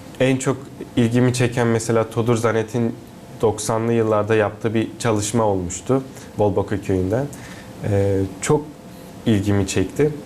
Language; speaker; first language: Turkish; native; Turkish